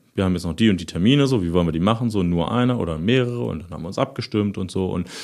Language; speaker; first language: German; native; German